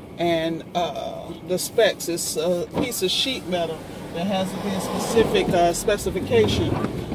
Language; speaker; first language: English; native; English